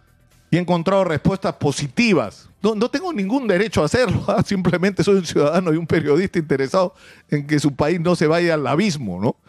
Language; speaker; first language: Spanish; native; Spanish